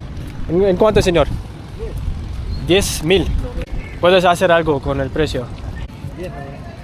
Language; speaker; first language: Spanish; non-native, learner; English